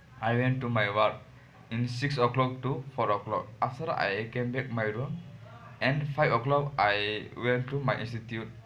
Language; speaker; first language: English; non-native, learner; Hindi